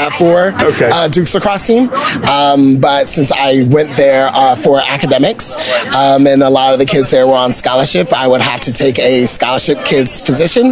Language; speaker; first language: English; native; English